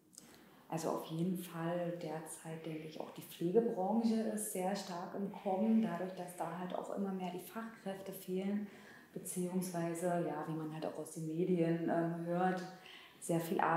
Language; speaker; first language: German; native; German